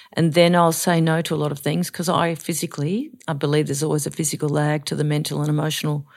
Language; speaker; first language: English; native; English